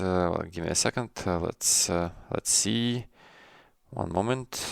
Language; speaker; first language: English; non-native, fluent; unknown